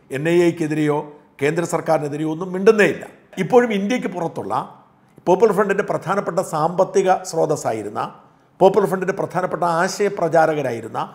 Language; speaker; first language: Malayalam; native; Malayalam